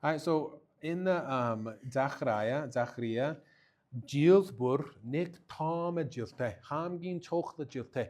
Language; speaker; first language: Mongolian; non-native, learner; English